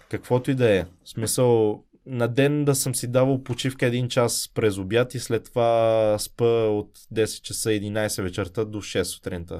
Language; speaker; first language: Bulgarian; early bilingual, heritage; Bulgarian